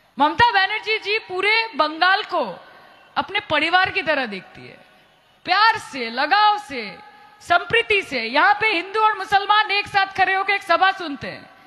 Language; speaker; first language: Hindi; non-native, local second language; Bangla